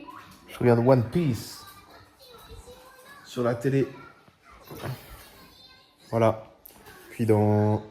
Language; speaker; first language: French; native; French